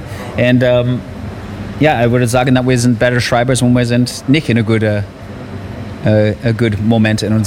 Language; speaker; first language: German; non-native, learner; English